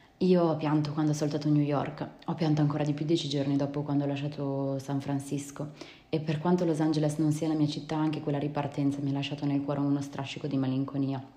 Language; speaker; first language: Italian; native; Italian